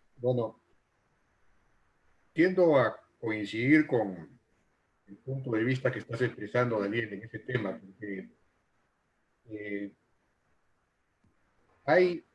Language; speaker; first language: Spanish; native; Spanish